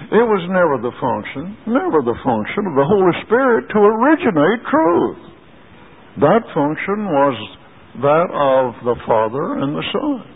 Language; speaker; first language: English; native; English